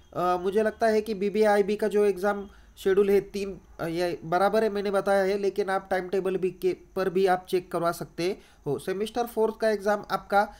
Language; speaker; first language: Hindi; non-native, local second language; Marathi